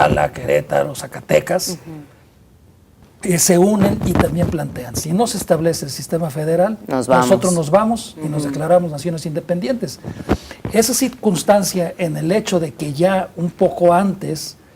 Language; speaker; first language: Spanish; native; Spanish